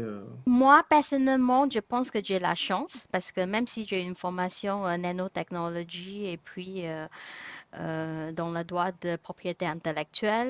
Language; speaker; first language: French; non-native, fluent; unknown